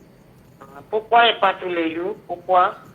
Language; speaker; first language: French; non-native, learner; Bini